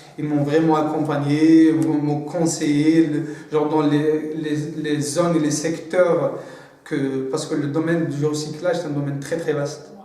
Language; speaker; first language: French; non-native, local second language; Arabic